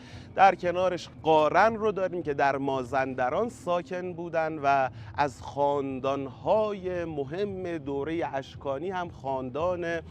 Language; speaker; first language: Persian; native; Persian